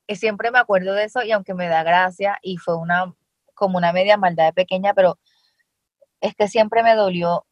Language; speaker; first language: Spanish; native; Spanish